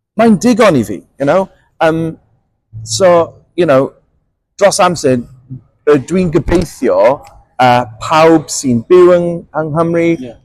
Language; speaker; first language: Welsh; non-native, local second language; English